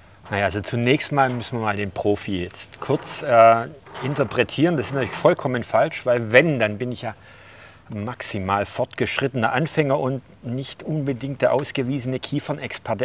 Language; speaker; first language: German; native; German